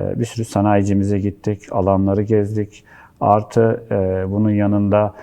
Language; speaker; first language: Turkish; native; Turkish